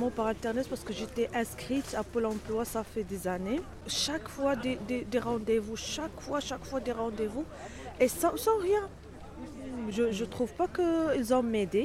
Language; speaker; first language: French; non-native, learner; Arabic